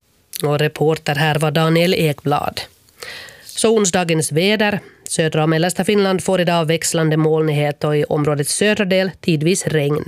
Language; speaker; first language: Swedish; native; Swedish